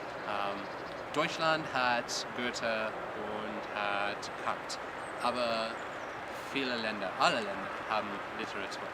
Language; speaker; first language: German; non-native, learner; English